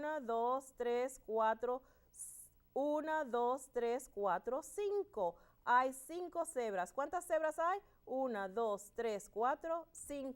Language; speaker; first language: Spanish; non-native, learner; English